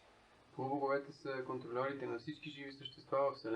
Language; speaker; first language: Bulgarian; native; Bulgarian